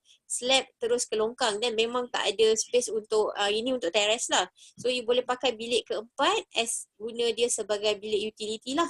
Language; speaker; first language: Malay; native; Malay